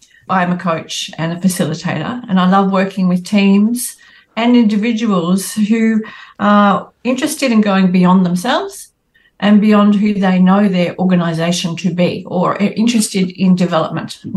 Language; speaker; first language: English; native; English